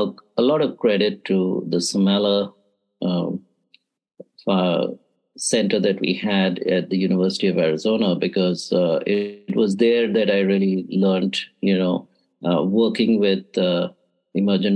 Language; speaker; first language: English; native; English